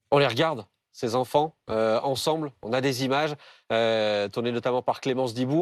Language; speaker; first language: French; native; French